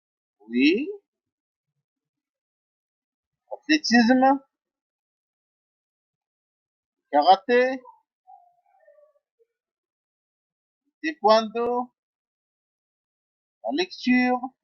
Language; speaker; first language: French; non-native, local second language; Arabic